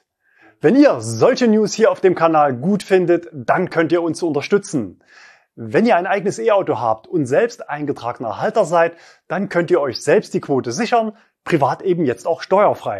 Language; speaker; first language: German; native; German